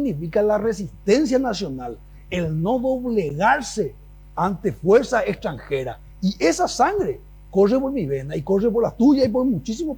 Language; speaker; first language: Spanish; native; Spanish